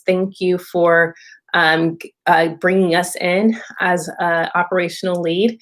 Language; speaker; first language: English; native; English